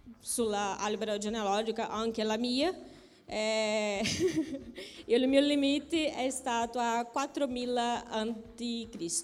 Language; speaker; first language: Italian; non-native, learner; Portuguese